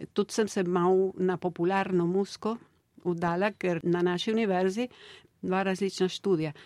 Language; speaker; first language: Slovenian; early bilingual, heritage; Slovenian